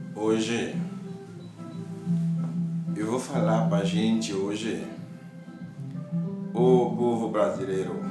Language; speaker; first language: Portuguese; non-native, learner; Haitian Creole